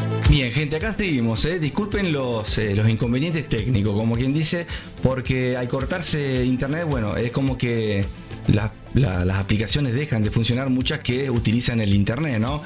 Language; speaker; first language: Spanish; native; Spanish